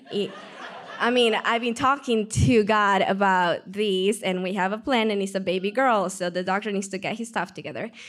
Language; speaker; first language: English; non-native, fluent; Spanish